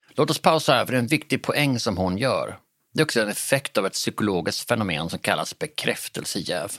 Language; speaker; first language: Swedish; native; Swedish